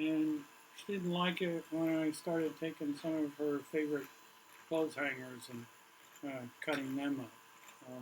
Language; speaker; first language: English; native; English